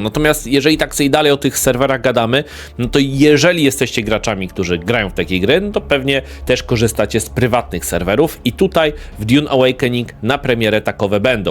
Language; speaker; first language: Polish; native; Polish